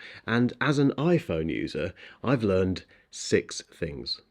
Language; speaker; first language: English; native; English